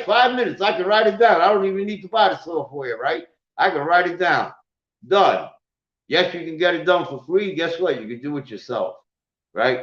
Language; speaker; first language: English; native; English